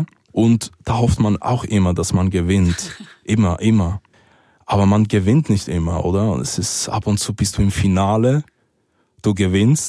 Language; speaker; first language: German; early bilingual, other home language; Spanish